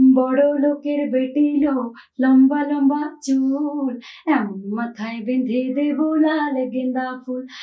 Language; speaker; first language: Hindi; non-native, local second language; Bangla